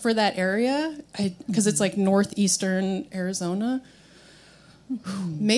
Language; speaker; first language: English; native; English